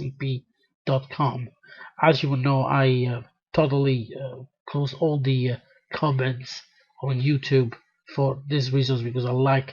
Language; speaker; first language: English; non-native, fluent; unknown